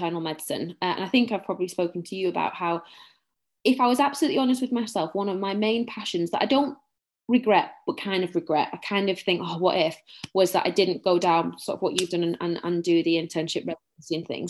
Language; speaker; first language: English; native; English